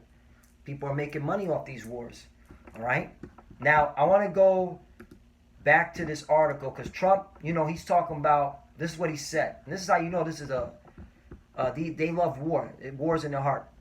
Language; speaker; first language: English; native; English